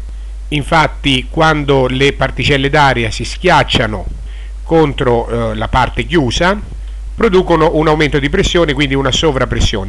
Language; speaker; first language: Italian; native; Italian